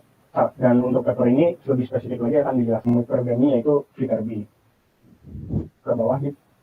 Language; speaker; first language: Indonesian; native; Indonesian